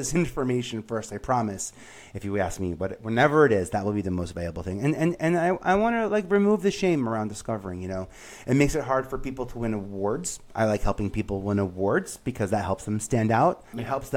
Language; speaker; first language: English; native; English